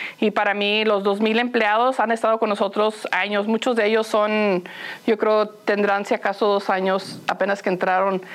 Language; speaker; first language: Spanish; early bilingual, heritage; Spanish